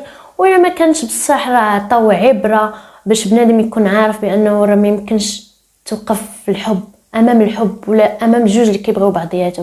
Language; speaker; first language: Arabic; native; Arabic